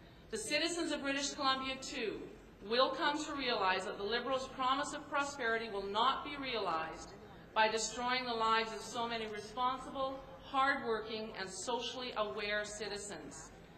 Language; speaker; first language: English; native; English